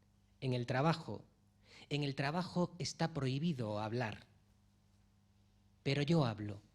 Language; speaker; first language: Spanish; native; Spanish